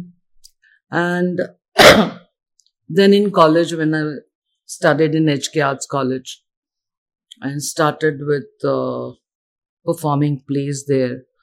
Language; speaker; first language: English; non-native, local second language; Gujarati